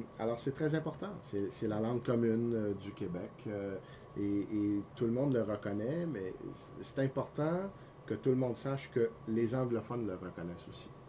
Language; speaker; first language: French; non-native, local second language; English